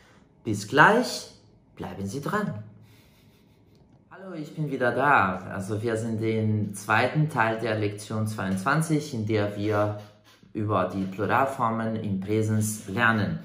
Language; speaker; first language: German; non-native, fluent; Serbian